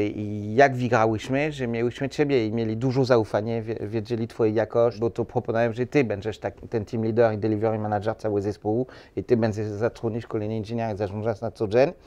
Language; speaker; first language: Polish; non-native, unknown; French